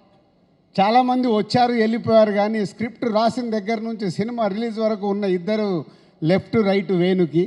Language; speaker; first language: Telugu; native; Telugu